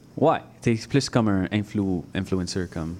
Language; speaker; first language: French; non-native, local second language; English